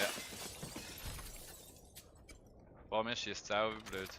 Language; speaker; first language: German; native; German